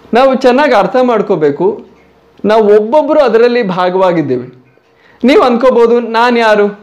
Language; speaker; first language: Kannada; non-native, local second language; Malayalam